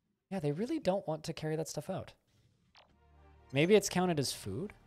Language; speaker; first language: English; native; English